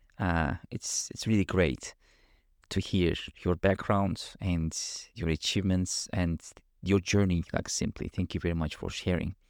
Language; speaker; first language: English; non-native, fluent; Turkish